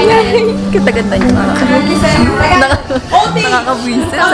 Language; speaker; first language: Filipino; native; Filipino